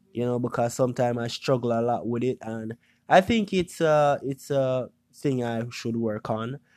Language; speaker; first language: English; non-native, local second language; Jamaican Creole English